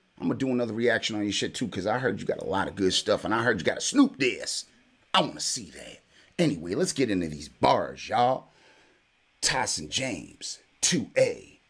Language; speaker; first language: English; native; English